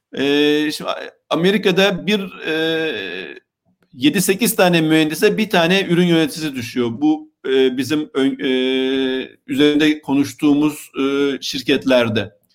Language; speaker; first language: Turkish; native; Turkish